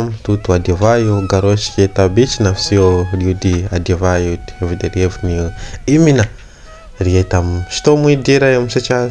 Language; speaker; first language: Russian; non-native, learner; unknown